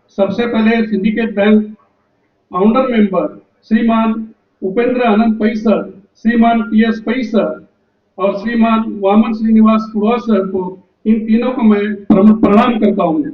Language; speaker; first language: Hindi; non-native, local second language; Marathi